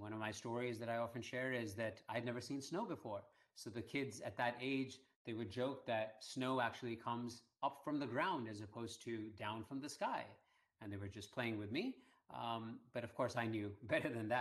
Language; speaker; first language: English; early bilingual, other home language; Hindi